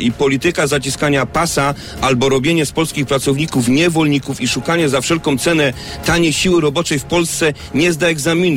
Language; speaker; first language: Polish; native; Polish